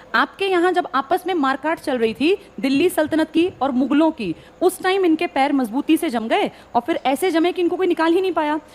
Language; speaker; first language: Hindi; native; Hindi